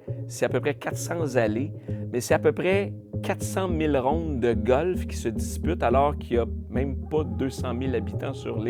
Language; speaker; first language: French; native; French